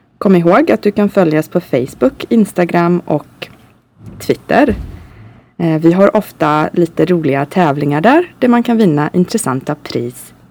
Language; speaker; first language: Swedish; native; Swedish